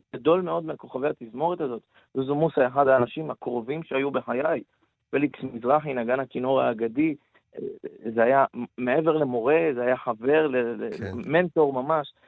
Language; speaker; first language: Hebrew; early bilingual, other home language; Arabic